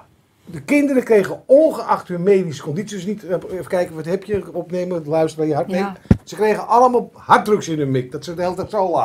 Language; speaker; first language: Dutch; native; Dutch